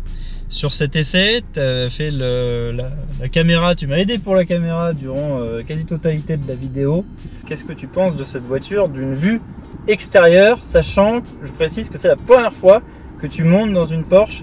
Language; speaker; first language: French; native; French